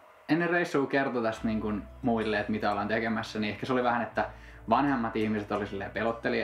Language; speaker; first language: Finnish; native; Finnish